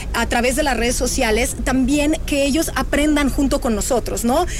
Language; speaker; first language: Spanish; non-native, fluent; Russian